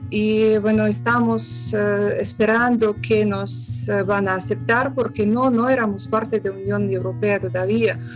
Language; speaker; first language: Spanish; non-native, fluent; Ukrainian